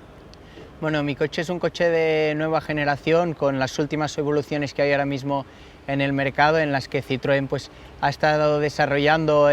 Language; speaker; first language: Spanish; native; Spanish